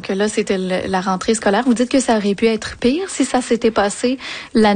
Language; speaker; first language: French; native; French